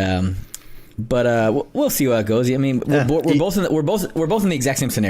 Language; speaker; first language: English; native; English